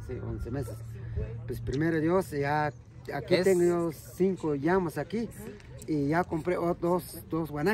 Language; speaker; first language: Spanish; non-native, local second language; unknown